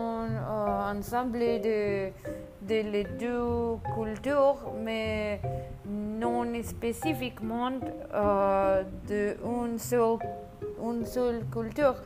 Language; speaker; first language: French; non-native, learner; Spanish